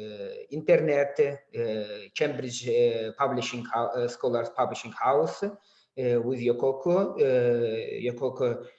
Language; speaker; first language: English; non-native, learner; Azerbaijani